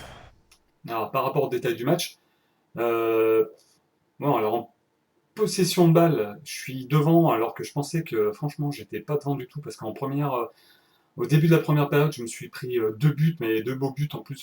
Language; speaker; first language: French; native; French